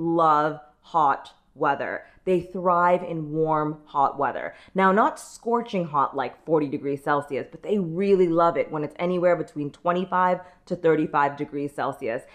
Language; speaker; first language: English; native; English